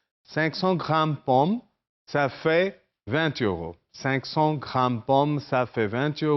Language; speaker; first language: French; non-native, fluent; Urdu